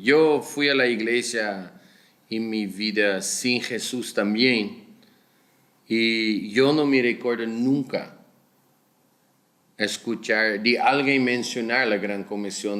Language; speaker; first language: Spanish; non-native, fluent; Portuguese